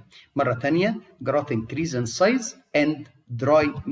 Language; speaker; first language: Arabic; native; Arabic